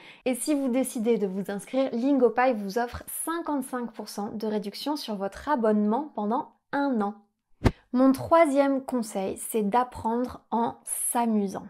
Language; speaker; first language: French; native; French